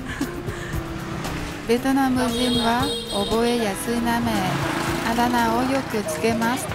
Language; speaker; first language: Japanese; non-native, fluent; Vietnamese